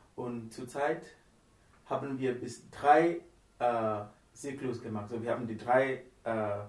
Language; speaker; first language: German; non-native, fluent; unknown